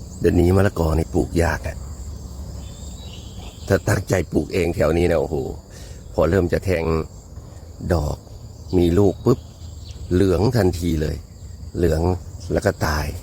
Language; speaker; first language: Thai; native; Thai